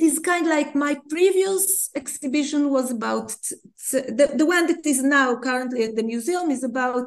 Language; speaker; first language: English; non-native, fluent; Hebrew